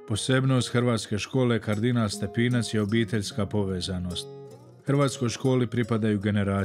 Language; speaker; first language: Croatian; native; Croatian